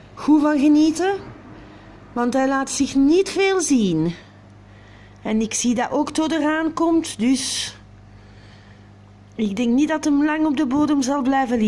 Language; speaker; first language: Dutch; non-native, local second language; French